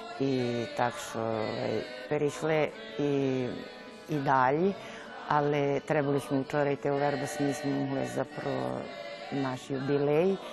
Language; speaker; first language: Ukrainian; early bilingual, heritage; Ukrainian